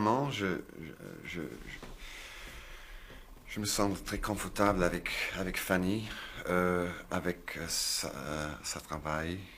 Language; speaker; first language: French; non-native, learner; English